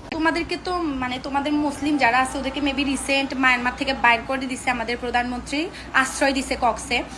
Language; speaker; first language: Bangla; non-native, local second language; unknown